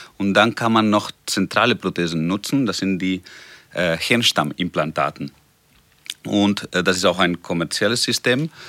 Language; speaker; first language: German; non-native, fluent; Spanish